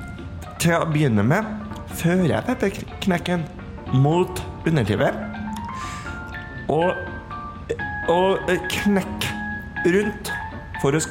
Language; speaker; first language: Norwegian; native; Norwegian